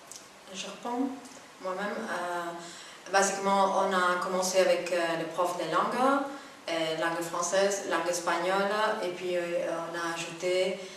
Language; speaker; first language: French; non-native, fluent; Spanish